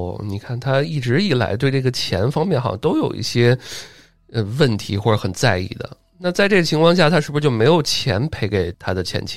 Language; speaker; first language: Chinese; native; Chinese